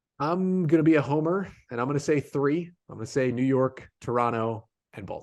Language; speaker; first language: English; native; English